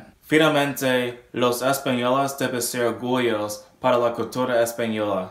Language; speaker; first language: Spanish; non-native, learner; English